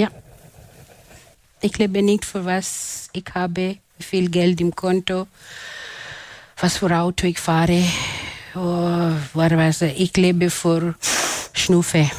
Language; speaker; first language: German; non-native, fluent; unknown